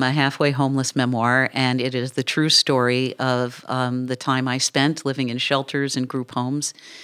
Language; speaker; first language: English; native; English